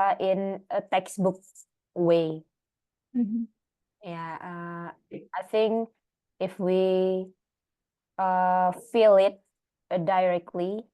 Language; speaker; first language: English; non-native, learner; Indonesian